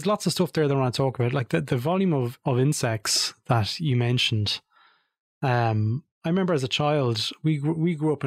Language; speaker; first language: English; native; English